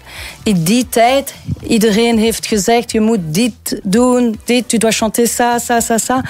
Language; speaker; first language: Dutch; non-native, local second language; French